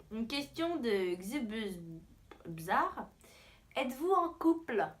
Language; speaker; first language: French; native; French